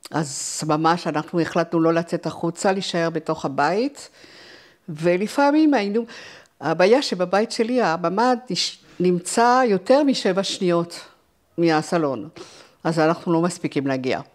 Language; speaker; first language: Hebrew; non-native, fluent; French